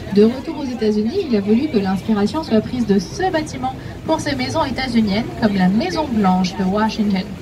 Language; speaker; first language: French; native; French